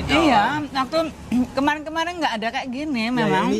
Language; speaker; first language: Malay; native; Malay